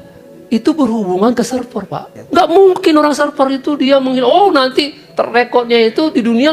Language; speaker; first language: Indonesian; native; Indonesian